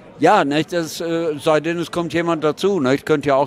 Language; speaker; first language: German; native; German